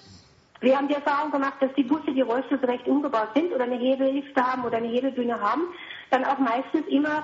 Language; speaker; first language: German; native; German